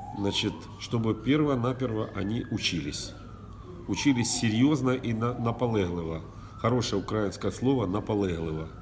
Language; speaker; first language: Russian; native; Russian